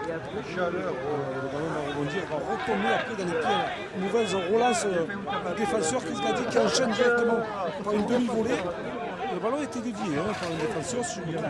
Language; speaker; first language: French; native; French